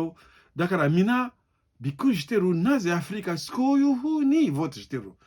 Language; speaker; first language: Japanese; non-native, learner; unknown